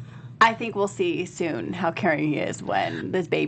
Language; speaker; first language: English; native; English